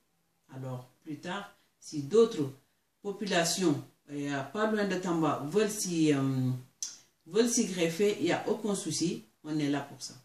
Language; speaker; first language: French; non-native, local second language; Mandingo